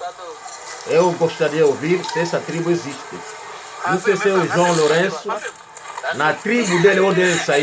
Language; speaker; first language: Portuguese; non-native, local second language; Kongo